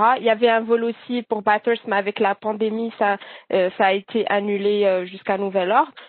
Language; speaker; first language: French; non-native, local second language; Arabic